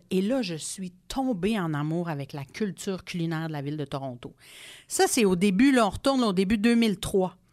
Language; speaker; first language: French; non-native, local second language; English